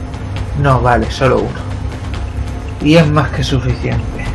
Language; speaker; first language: Spanish; native; Spanish